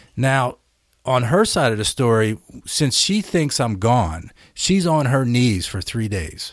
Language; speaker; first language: English; native; English